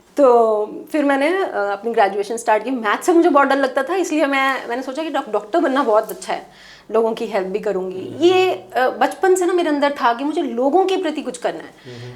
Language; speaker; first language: Hindi; non-native, local second language; Punjabi